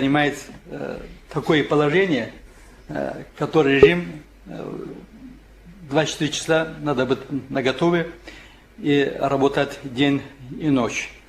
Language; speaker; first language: Russian; non-native, local second language; Tajik